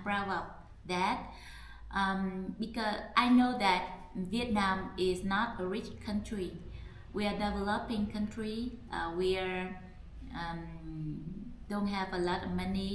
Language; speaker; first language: English; non-native, learner; Vietnamese